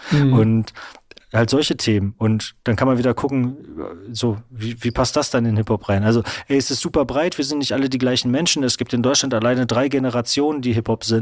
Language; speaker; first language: German; native; German